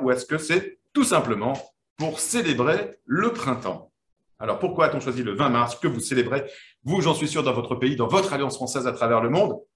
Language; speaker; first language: French; native; French